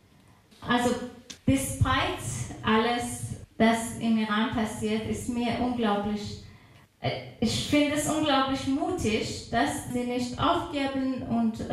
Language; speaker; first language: German; non-native, fluent; Persian